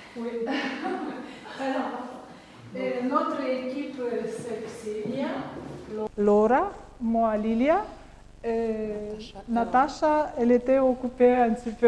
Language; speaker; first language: French; non-native, learner; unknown